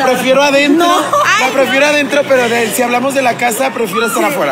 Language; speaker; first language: Spanish; native; Spanish